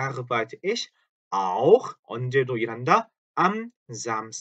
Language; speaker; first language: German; non-native, fluent; Korean